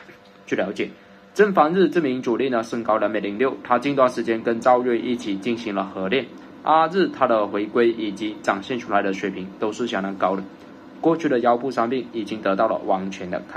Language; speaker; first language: Chinese; native; Chinese